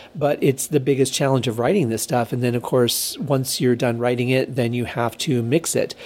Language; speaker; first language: English; native; English